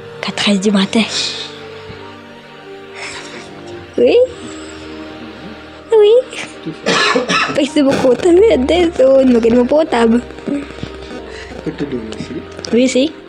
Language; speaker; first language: French; non-native, local second language; Morisyen